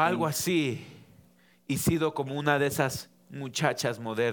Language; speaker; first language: Spanish; native; Spanish